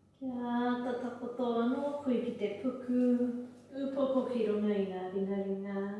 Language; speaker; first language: Māori; non-native, local second language; English